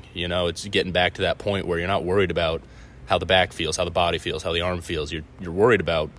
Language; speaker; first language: English; native; English